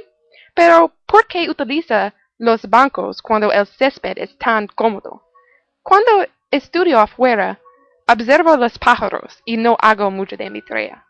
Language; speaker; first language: Spanish; non-native, learner; English